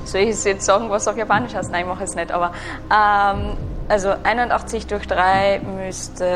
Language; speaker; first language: German; native; German